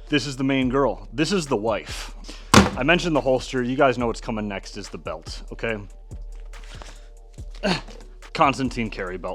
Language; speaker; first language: English; native; English